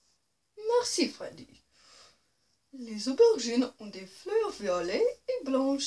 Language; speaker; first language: French; non-native, local second language; English